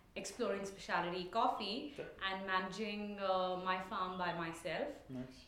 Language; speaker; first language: English; non-native, local second language; Tulu